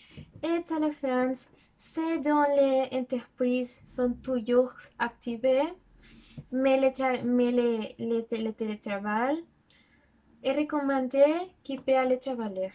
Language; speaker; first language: French; non-native, learner; Spanish